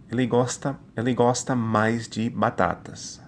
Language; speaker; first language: Portuguese; non-native, fluent; English